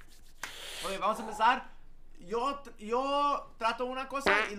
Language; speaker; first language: Spanish; early bilingual, heritage; Spanish